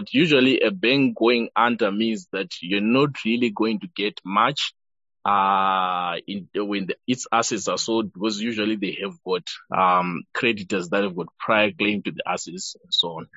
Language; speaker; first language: English; non-native, local second language; Shona